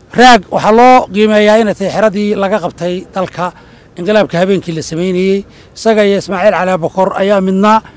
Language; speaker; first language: Somali; native; Somali